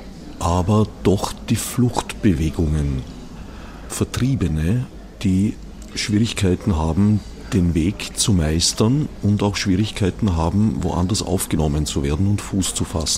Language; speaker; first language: German; native; German